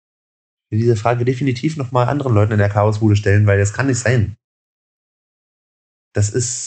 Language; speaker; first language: German; native; German